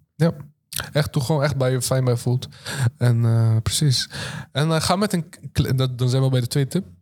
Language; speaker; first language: Dutch; early bilingual, other home language; Turkish